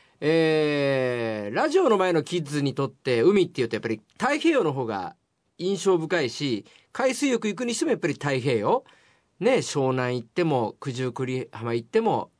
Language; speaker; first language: Japanese; native; Japanese